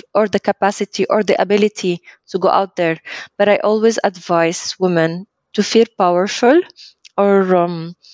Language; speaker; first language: English; early bilingual, other home language; Arabic